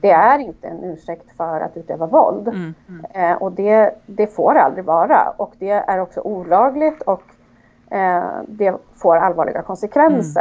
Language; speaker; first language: Swedish; native; Swedish